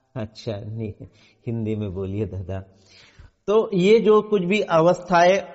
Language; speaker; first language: Hindi; non-native, local second language; Marathi